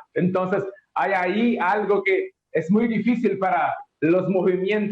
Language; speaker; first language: Spanish; non-native, learner; Portuguese